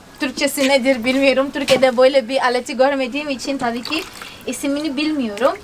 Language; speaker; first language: Turkish; non-native, fluent; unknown